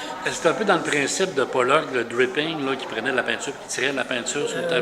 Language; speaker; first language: French; native; French